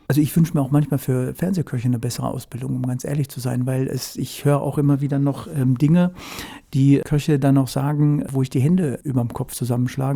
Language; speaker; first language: German; native; German